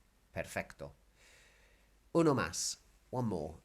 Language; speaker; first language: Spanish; non-native, fluent; English